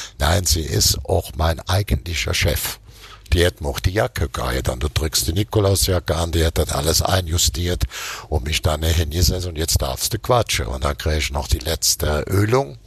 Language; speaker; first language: German; native; German